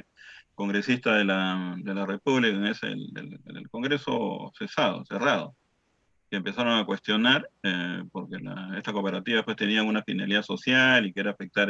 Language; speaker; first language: Spanish; native; Spanish